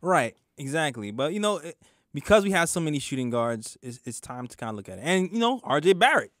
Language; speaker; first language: English; native; English